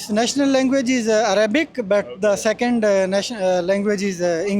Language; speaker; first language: English; non-native, learner; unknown